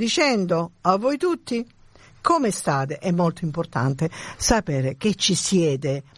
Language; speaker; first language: Italian; native; Italian